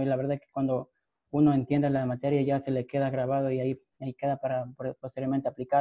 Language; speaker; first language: Spanish; native; Spanish